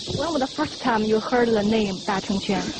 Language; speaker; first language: English; non-native, learner; Chinese